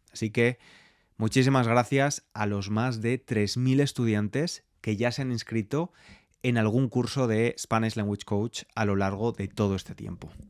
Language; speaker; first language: Spanish; native; Spanish